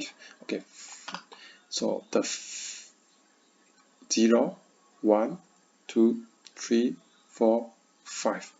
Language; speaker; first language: English; non-native, learner; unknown